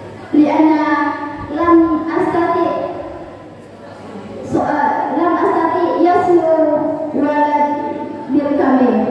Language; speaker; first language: Arabic; non-native, learner; Indonesian